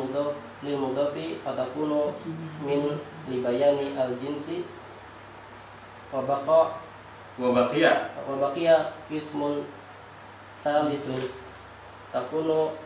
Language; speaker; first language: Arabic; non-native, learner; Indonesian